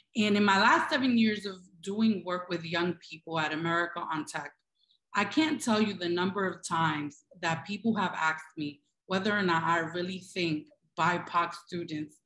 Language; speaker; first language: English; native; English